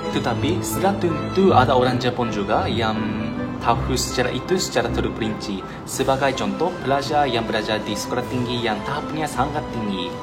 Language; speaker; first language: Malay; non-native, fluent; Japanese